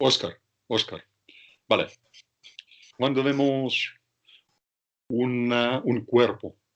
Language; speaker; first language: Spanish; non-native, fluent; Russian